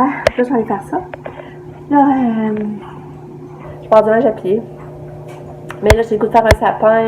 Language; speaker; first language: French; native; French